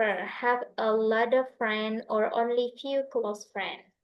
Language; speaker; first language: English; non-native, fluent; Indonesian